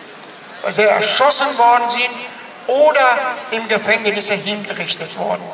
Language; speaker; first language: German; non-native, fluent; Persian